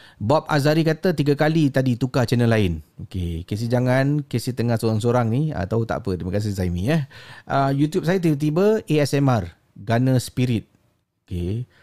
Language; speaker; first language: Malay; native; Malay